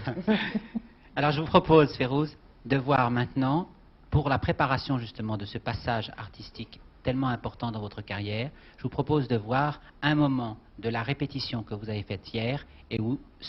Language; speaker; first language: French; native; French